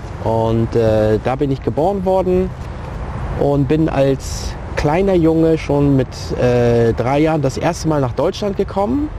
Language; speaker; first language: German; early bilingual, other home language; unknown